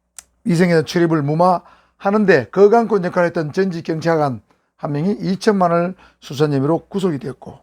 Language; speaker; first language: Korean; native; Korean